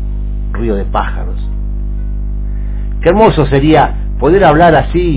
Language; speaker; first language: Spanish; native; Spanish